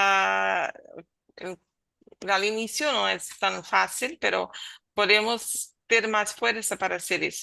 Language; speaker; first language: Spanish; non-native, learner; Portuguese